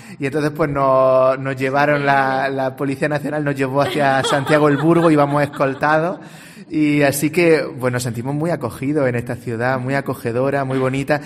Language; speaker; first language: Spanish; native; Spanish